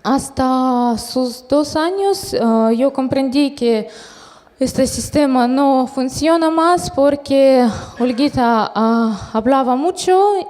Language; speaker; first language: Spanish; non-native, fluent; Russian